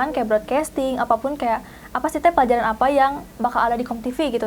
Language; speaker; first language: Indonesian; native; Indonesian